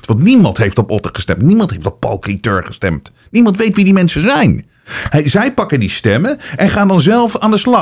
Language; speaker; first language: Dutch; native; Dutch